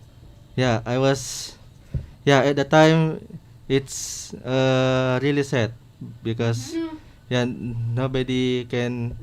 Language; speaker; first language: English; non-native, learner; Indonesian